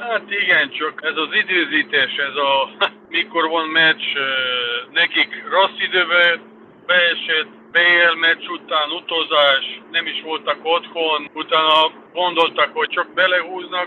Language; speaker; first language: Hungarian; non-native, fluent; Serbian